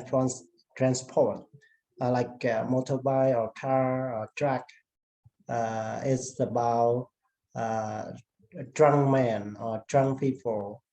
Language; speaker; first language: English; non-native, learner; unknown